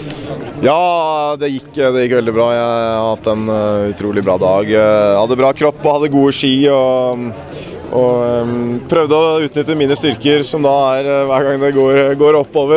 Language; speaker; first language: Norwegian; native; Norwegian